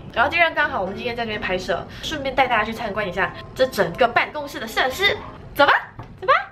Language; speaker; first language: Chinese; native; Chinese